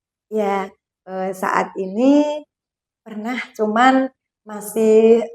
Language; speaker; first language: Indonesian; non-native, local second language; Javanese